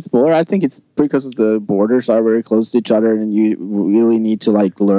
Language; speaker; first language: English; non-native, fluent; Norwegian